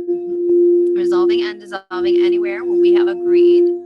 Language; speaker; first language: English; native; English